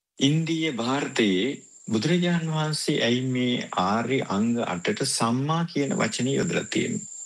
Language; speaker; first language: Sinhala; native; Sinhala